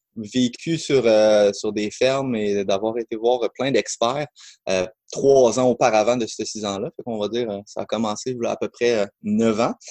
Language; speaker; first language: French; native; French